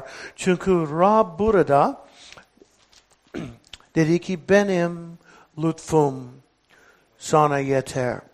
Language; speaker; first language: Turkish; non-native, fluent; English